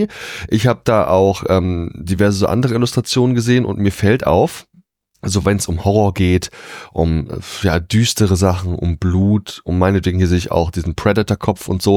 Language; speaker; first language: German; native; German